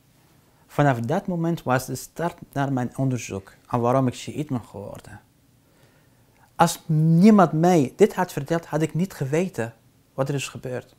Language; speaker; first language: Dutch; non-native, fluent; Arabic